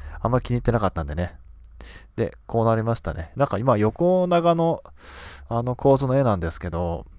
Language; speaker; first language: Japanese; native; Japanese